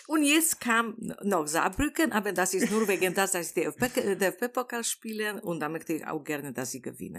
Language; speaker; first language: German; non-native, learner; Polish